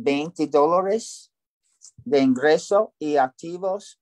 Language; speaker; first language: Spanish; non-native, learner; English